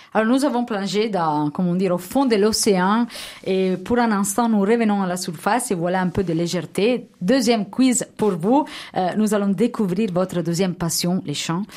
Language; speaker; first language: French; non-native, fluent; Italian